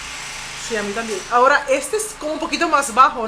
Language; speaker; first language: Spanish; non-native, fluent; Papiamento